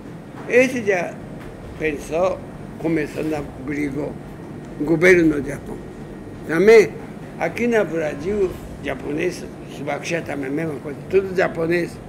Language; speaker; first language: Portuguese; non-native, learner; Japanese